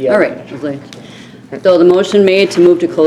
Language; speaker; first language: English; native; English